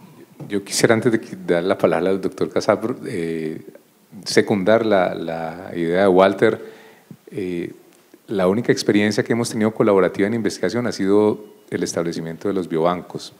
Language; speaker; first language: Spanish; native; Spanish